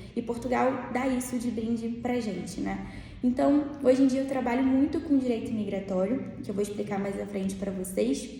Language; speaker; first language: Portuguese; native; Portuguese